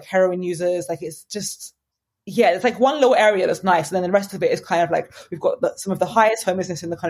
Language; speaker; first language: English; native; English